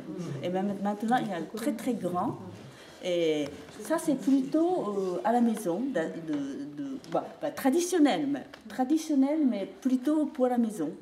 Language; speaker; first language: French; non-native, fluent; Japanese